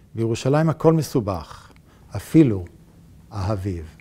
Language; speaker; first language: Hebrew; native; Hebrew